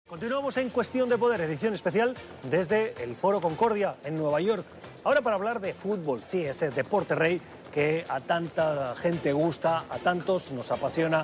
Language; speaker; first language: Spanish; native; Spanish